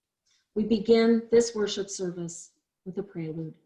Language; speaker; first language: English; native; English